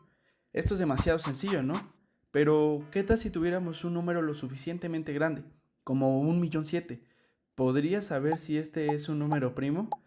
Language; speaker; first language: Spanish; native; Spanish